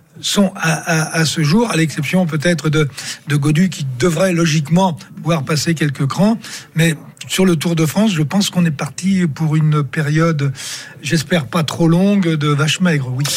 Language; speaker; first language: French; native; French